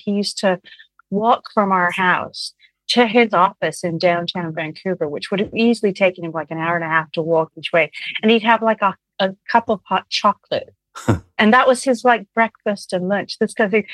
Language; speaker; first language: English; native; English